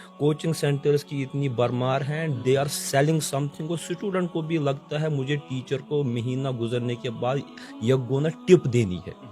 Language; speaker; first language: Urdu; non-native, local second language; Kashmiri